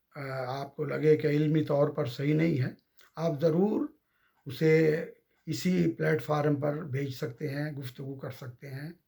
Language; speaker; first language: Urdu; native; Urdu